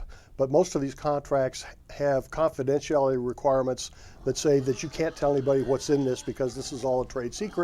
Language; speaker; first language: English; native; English